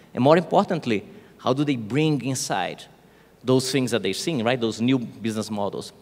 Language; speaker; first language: English; non-native, fluent; Portuguese